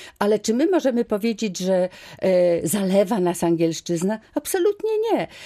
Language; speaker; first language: Polish; native; Polish